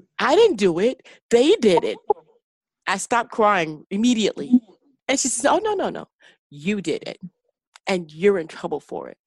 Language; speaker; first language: English; native; English